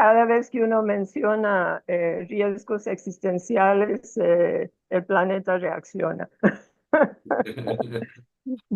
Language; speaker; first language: Spanish; non-native, fluent; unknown